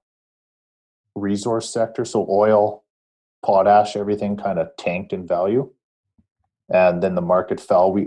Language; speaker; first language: English; native; English